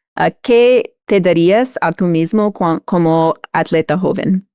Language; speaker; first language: Spanish; non-native, fluent; English